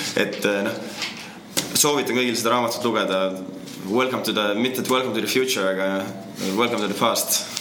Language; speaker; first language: Estonian; native; Estonian